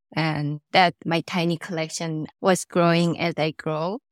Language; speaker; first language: English; non-native, fluent; Korean